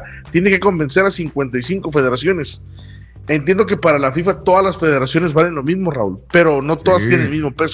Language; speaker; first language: Spanish; native; Spanish